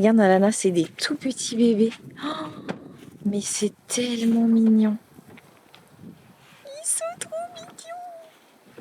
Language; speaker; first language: French; native; French